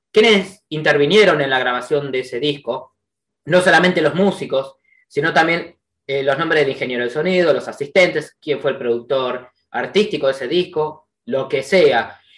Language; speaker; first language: Spanish; native; Spanish